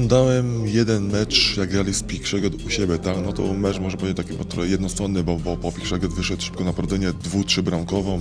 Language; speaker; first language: Polish; native; Polish